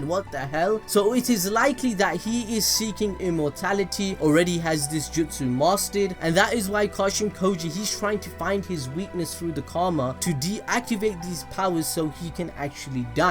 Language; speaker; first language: English; native; English